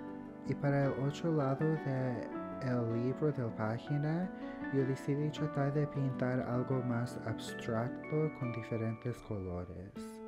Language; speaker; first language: Spanish; early bilingual, heritage; English